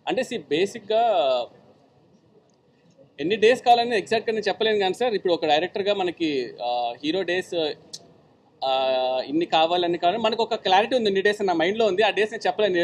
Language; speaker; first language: Telugu; native; Telugu